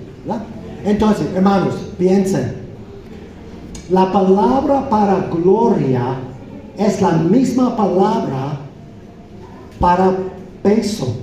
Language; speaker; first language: Spanish; non-native, fluent; English